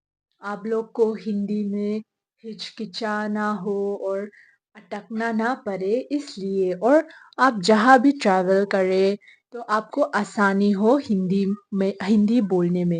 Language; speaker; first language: Hindi; non-native, local second language; Mizo